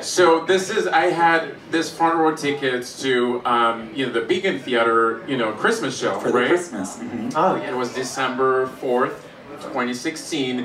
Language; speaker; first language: English; non-native, fluent; French